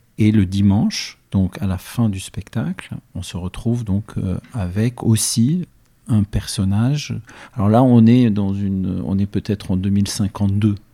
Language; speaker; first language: French; early bilingual, other home language; Arabic